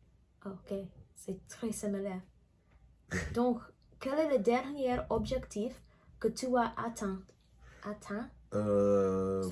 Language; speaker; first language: French; non-native, learner; English